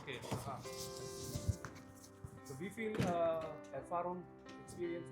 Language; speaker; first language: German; non-native, learner; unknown